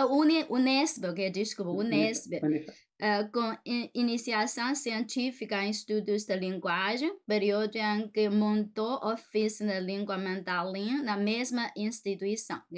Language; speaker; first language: Portuguese; non-native, fluent; Chinese